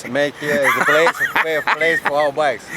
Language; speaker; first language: English; non-native, learner; Russian